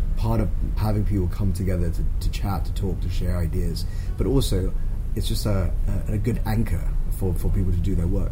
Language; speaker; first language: English; non-native, local second language; Cantonese